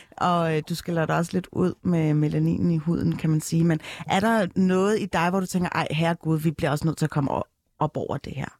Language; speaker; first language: Danish; early bilingual, other home language; Turkish